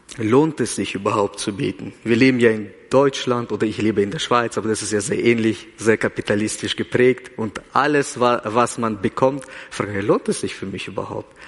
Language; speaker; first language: German; early bilingual, other home language; Russian